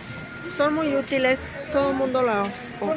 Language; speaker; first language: Spanish; native; Spanish